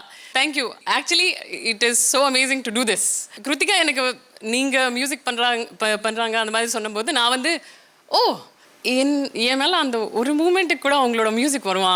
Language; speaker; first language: Tamil; non-native, fluent; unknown